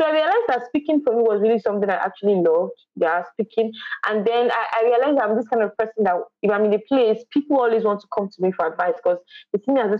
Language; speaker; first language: English; non-native, local second language; Yoruba